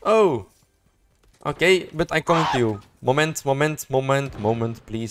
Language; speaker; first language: English; non-native, learner; Dutch